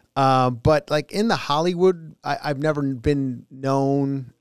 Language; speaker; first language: English; native; English